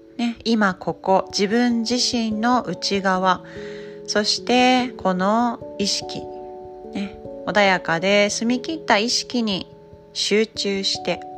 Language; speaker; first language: Japanese; native; Japanese